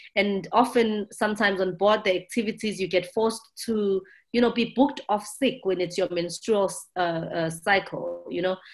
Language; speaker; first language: English; non-native, local second language; Zulu